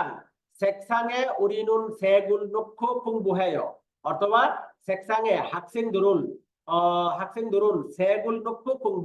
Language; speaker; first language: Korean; non-native, fluent; Bangla